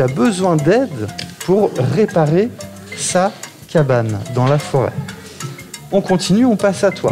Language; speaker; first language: French; native; French